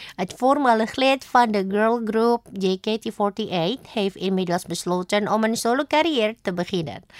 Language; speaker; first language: Dutch; non-native, fluent; Indonesian